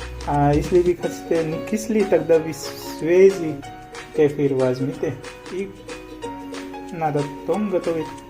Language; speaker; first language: Russian; non-native, learner; Hindi